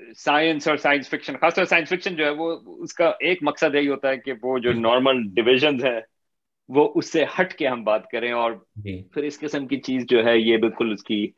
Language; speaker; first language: Urdu; native; Urdu